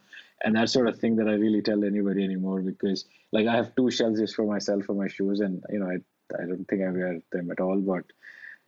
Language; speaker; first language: English; non-native, local second language; Hindi